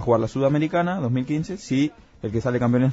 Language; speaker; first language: Spanish; native; Spanish